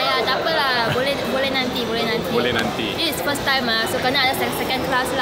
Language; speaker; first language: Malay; non-native, local second language; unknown